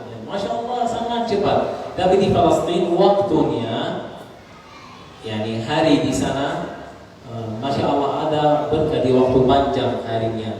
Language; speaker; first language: Indonesian; non-native, learner; Arabic